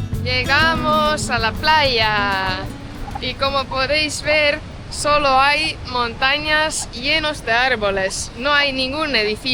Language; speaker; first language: Spanish; non-native, fluent; Portuguese